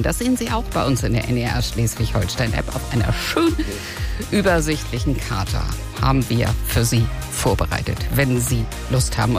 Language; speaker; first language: German; native; German